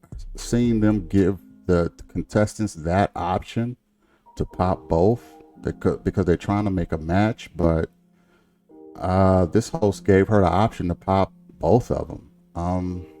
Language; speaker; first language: English; native; English